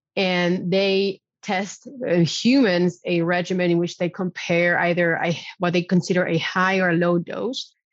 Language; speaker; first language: English; non-native, fluent; Spanish